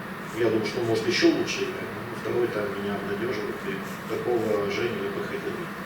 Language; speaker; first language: Russian; native; Russian